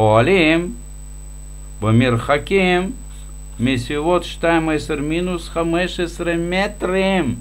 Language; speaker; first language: Hebrew; non-native, fluent; Russian